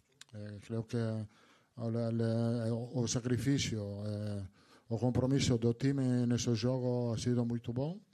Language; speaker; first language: Spanish; non-native, learner; Italian